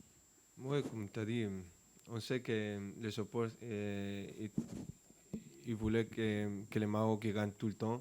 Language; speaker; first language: French; non-native, fluent; Spanish